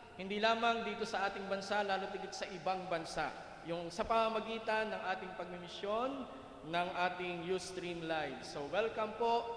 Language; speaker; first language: Filipino; native; Filipino